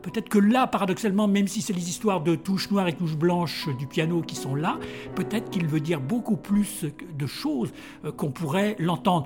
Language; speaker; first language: French; native; French